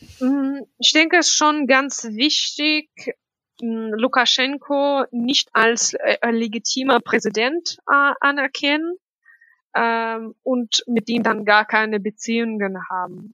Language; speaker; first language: German; non-native, fluent; Russian